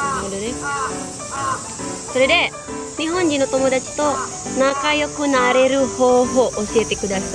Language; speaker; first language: Japanese; non-native, fluent; Indonesian